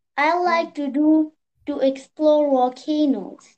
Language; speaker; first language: English; non-native, local second language; Pashto